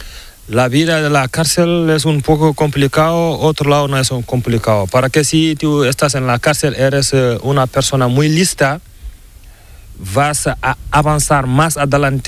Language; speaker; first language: Spanish; non-native, learner; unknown